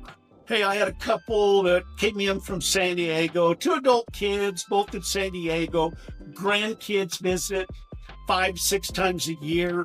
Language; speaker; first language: English; native; English